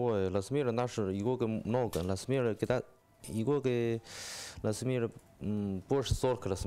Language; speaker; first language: Russian; non-native, learner; Chinese